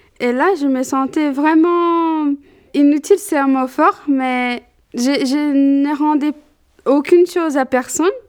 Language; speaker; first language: French; non-native, learner; Portuguese